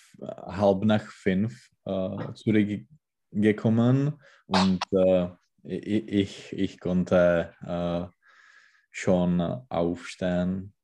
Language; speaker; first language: German; non-native, learner; Czech